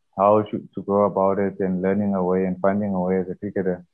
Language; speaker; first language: English; non-native, local second language; Afrikaans